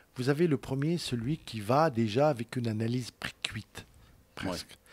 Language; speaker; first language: French; non-native, local second language; Arabic